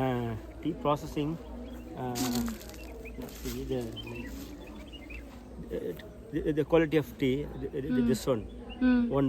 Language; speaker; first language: English; non-native, learner; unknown